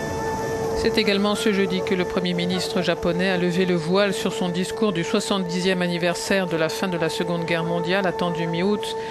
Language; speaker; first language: French; native; French